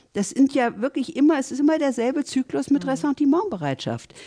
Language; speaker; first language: German; native; German